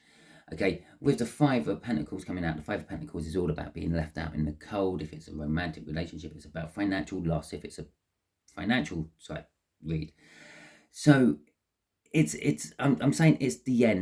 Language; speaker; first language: English; native; English